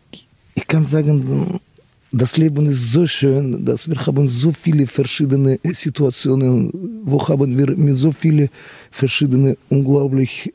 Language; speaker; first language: German; non-native, fluent; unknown